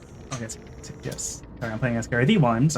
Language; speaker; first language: English; native; English